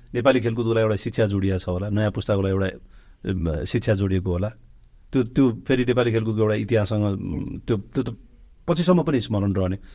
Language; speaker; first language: Nepali; native; Nepali